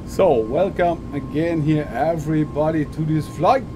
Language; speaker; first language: English; non-native, learner; German